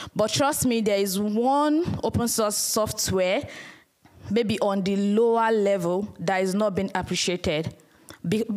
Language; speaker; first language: English; non-native, local second language; Yoruba